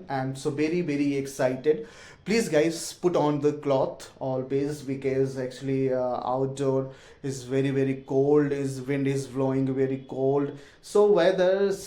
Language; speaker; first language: English; non-native, learner; Hindi